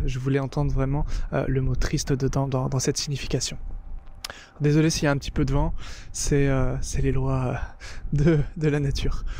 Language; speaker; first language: French; native; French